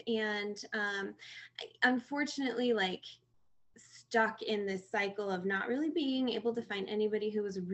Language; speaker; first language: English; native; English